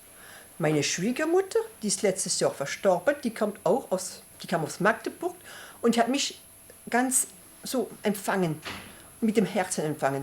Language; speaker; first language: German; early bilingual, heritage; French